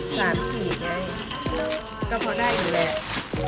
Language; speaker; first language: Thai; native; Thai